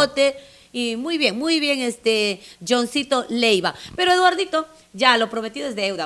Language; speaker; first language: Spanish; native; Spanish